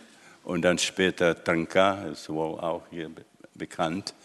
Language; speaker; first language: German; non-native, fluent; Czech